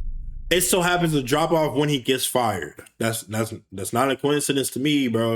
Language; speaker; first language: English; native; English